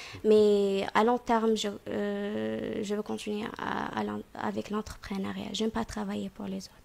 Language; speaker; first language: French; non-native, fluent; Arabic